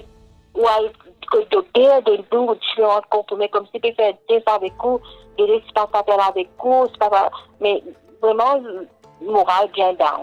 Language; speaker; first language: French; non-native, local second language; Morisyen